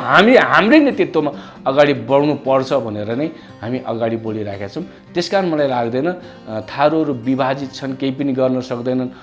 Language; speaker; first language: Nepali; non-native, local second language; Dangaura Tharu